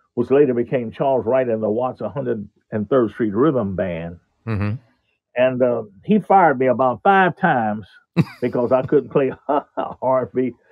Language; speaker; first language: English; native; English